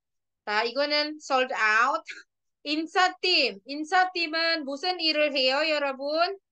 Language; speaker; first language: Korean; non-native, learner; Indonesian